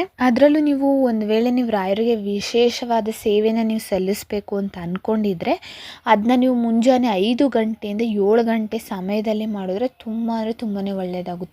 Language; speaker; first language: Kannada; native; Kannada